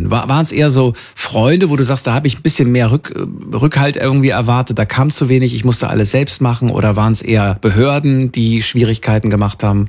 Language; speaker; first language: German; native; German